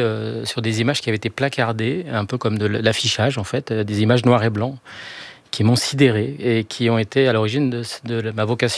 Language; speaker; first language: French; native; French